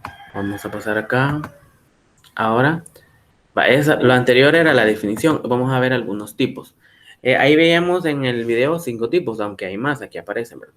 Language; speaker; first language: Spanish; native; Spanish